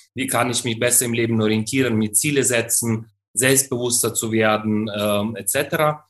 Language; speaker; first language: German; non-native, fluent; Ukrainian